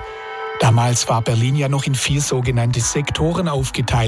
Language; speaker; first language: German; native; German